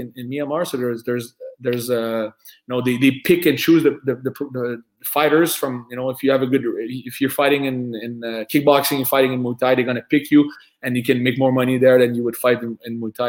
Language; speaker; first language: English; non-native, fluent; French